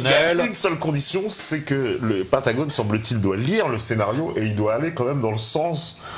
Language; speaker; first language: French; native; French